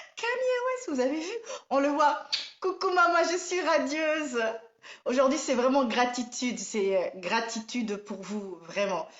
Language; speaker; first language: French; non-native, local second language; Somali